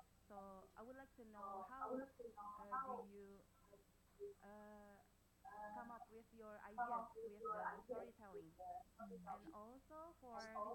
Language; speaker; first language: English; non-native, fluent; Indonesian